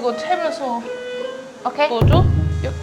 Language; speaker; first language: Korean; non-native, fluent; German